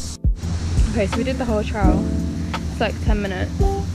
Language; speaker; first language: English; native; English